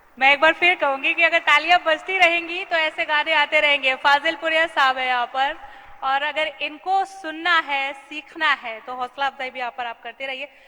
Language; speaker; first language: Hindi; native; Hindi